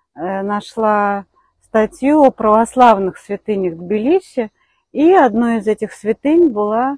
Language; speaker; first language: Russian; native; Russian